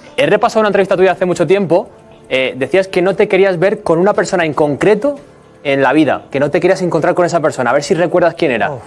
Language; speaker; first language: Spanish; native; Spanish